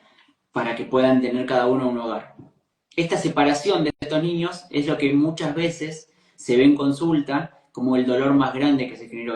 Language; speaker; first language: Spanish; native; Spanish